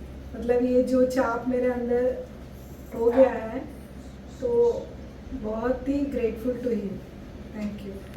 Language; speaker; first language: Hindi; non-native, local second language; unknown